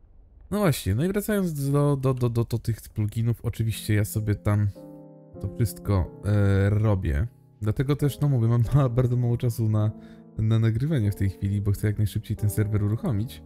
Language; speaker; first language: Polish; native; Polish